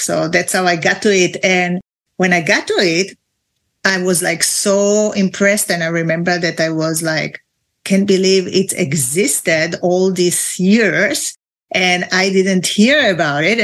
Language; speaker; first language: English; non-native, fluent; Hebrew